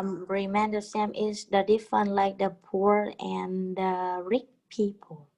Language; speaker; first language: English; non-native, learner; Vietnamese